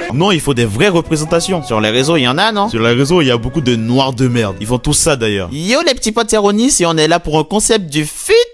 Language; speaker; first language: French; non-native, local second language; Fon